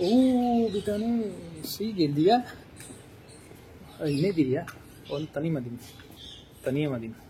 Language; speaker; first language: Turkish; non-native, fluent; Hindi